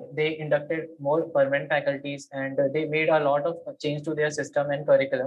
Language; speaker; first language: English; non-native, local second language; Hindi